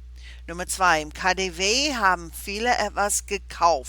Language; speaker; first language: German; non-native, fluent; English